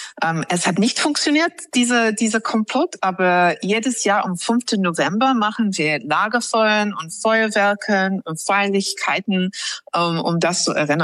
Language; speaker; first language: German; non-native, fluent; English